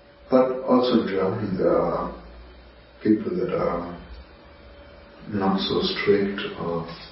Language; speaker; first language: English; non-native, fluent; German